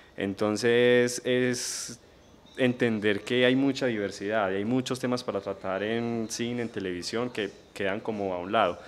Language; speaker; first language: Spanish; native; Spanish